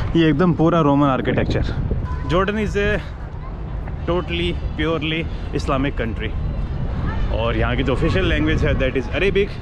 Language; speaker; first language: Hindi; native; Hindi